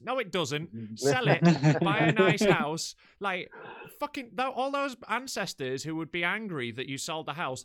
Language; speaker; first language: English; native; English